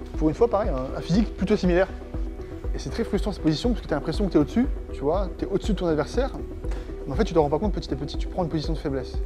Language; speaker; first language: French; native; French